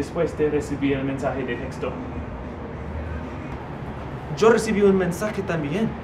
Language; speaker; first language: Spanish; non-native, learner; English